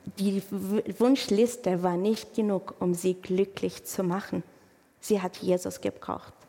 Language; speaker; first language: German; non-native, fluent; Arabic